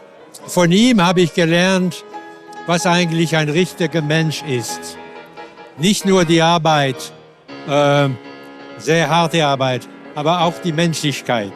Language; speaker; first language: German; non-native, fluent; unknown